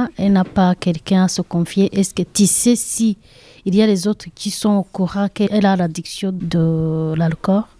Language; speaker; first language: French; non-native, learner; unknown